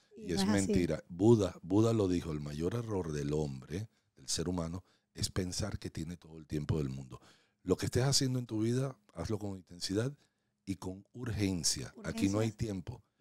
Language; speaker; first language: Spanish; non-native, local second language; Hungarian